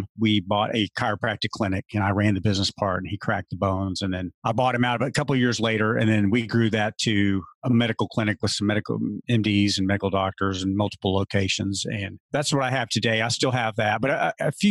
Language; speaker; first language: English; native; English